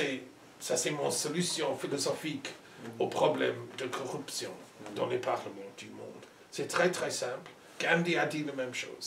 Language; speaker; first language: French; non-native, learner; English